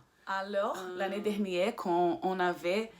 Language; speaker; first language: French; non-native, fluent; Portuguese